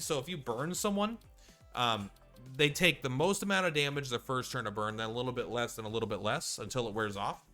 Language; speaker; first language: English; native; English